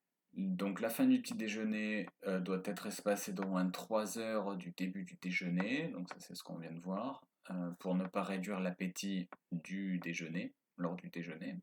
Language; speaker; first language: French; native; French